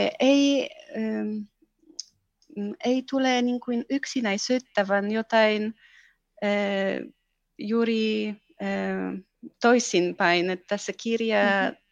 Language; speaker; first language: Finnish; non-native, fluent; Polish